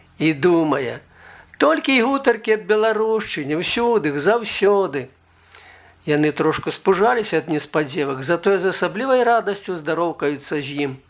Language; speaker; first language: Belarusian; native; Belarusian